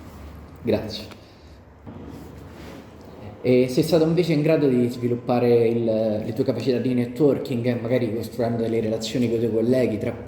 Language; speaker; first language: Italian; native; Italian